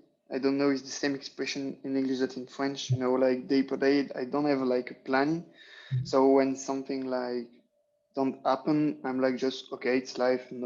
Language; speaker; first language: English; non-native, learner; French